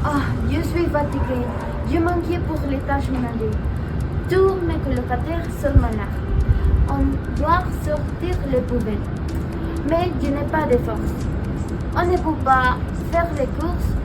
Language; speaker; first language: French; non-native, learner; Spanish